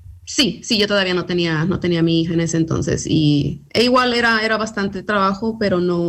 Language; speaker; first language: Spanish; early bilingual, heritage; Spanish